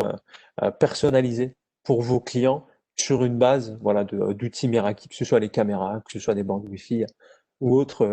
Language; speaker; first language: French; native; French